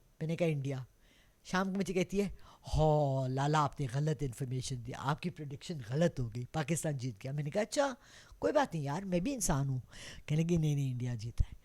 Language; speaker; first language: Urdu; non-native, local second language; Pashto